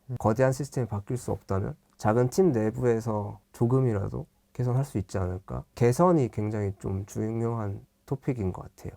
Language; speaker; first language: Korean; native; Korean